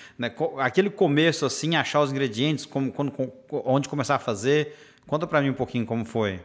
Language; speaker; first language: Portuguese; native; Portuguese